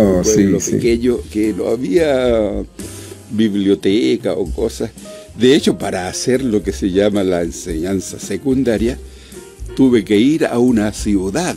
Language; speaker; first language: Spanish; native; Spanish